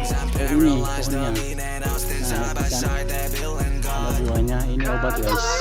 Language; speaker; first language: Malay; native; Malay